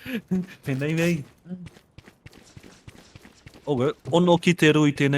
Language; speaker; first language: Māori; non-native, local second language; English